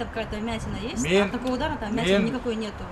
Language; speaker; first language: Russian; non-native, local second language; Kyrgyz